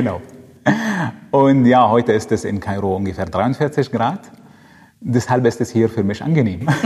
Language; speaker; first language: German; non-native, fluent; Arabic